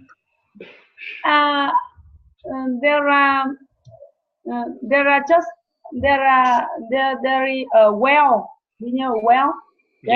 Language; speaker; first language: English; non-native, learner; Vietnamese